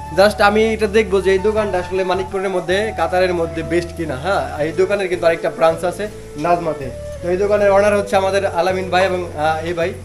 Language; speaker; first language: Bangla; native; Bangla